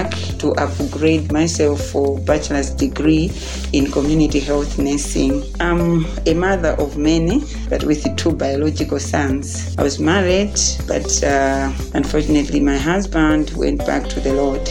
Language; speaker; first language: English; non-native, local second language; Nyanja